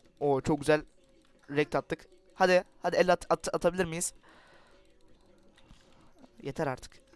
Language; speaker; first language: Turkish; native; Turkish